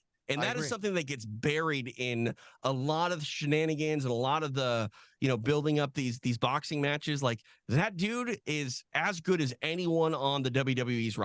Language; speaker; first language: English; native; English